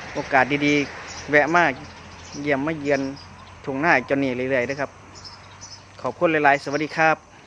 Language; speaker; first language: Thai; native; Thai